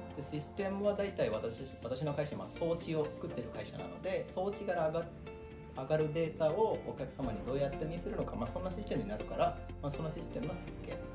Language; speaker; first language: Japanese; non-native, fluent; Bangla